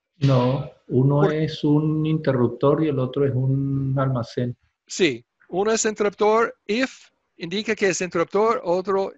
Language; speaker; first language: Spanish; non-native, fluent; English